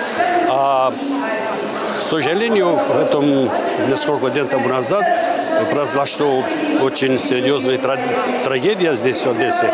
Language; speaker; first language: Russian; non-native, learner; Romanian